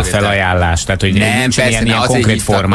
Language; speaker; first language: Hungarian; native; Hungarian